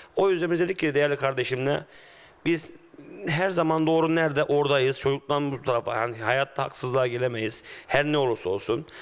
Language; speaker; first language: Turkish; native; Turkish